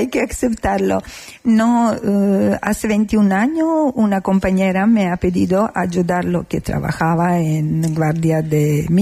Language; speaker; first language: Spanish; non-native, learner; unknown